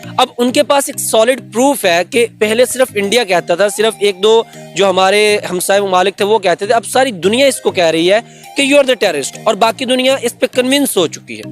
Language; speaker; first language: Urdu; non-native, local second language; Punjabi